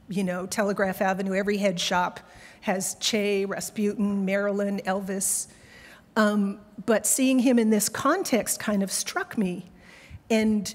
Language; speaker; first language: English; native; English